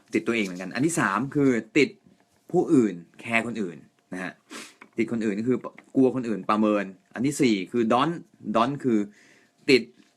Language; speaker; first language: Thai; non-native, fluent; Japanese